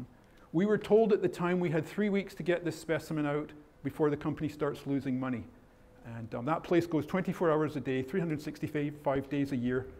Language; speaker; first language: English; native; English